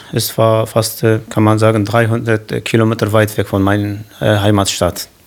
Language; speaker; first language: German; non-native, learner; Kurdish